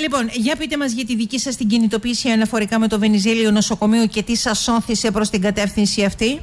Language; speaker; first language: Greek; native; Greek